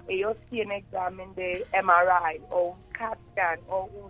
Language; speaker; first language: Spanish; non-native, learner; English